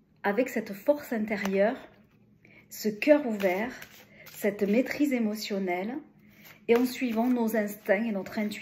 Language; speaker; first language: French; native; French